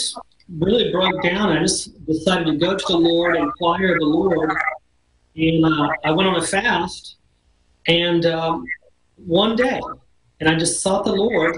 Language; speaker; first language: English; native; English